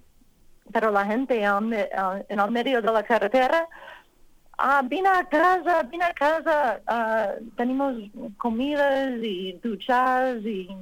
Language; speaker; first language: Spanish; non-native, learner; English